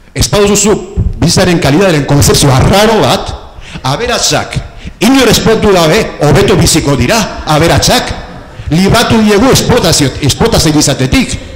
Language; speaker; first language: Basque; non-native, local second language; Spanish